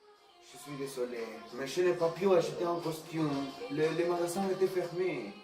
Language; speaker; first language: French; non-native, learner; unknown